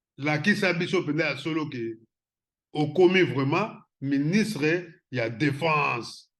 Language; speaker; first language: Lingala; non-native, local second language; Kongo